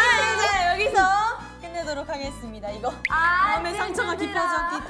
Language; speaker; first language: Korean; native; Korean